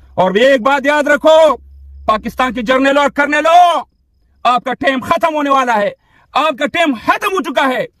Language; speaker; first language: Urdu; non-native, local second language; Pashto